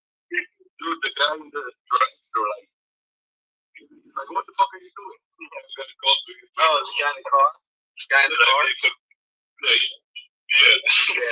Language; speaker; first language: English; native; English